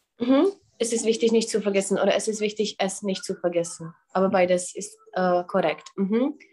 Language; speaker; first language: German; non-native, fluent; Czech